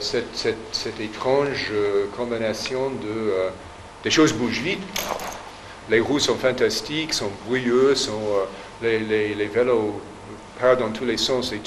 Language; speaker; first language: French; non-native, fluent; English